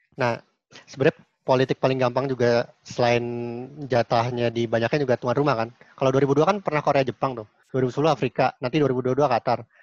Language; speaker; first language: Indonesian; native; Indonesian